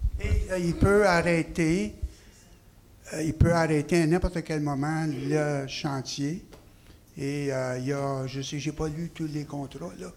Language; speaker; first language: French; native; French